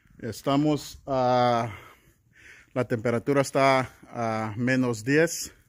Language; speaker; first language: Spanish; native; Spanish